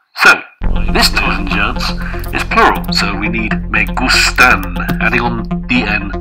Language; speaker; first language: English; native; English